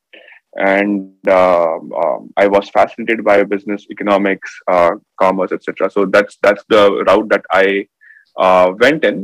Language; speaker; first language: English; non-native, local second language; Marathi